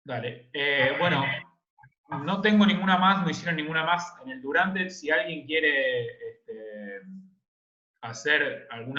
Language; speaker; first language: Spanish; native; Spanish